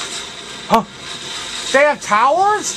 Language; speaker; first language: English; native; English